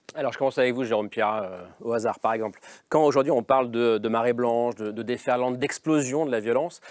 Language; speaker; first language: French; native; French